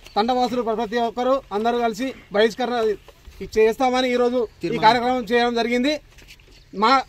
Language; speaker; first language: Telugu; non-native, local second language; Lambadi